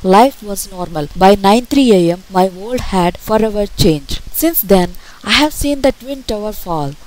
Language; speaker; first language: English; native; English